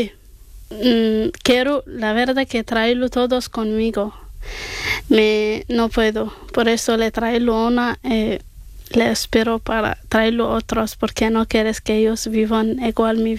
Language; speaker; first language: Spanish; non-native, learner; Arabic